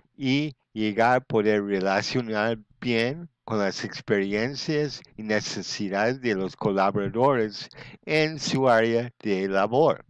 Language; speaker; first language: Spanish; non-native, fluent; English